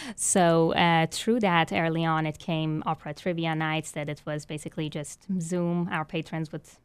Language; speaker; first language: English; non-native, fluent; Persian